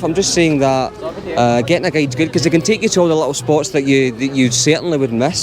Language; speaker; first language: English; native; English